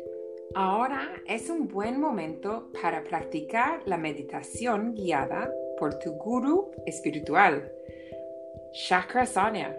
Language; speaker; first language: Spanish; non-native, fluent; English